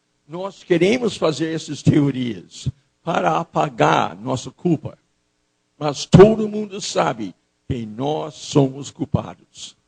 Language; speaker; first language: Portuguese; non-native, fluent; English